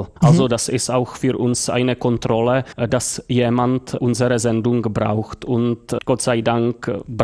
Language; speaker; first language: German; non-native, fluent; Czech